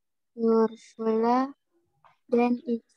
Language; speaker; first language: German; non-native, learner; Indonesian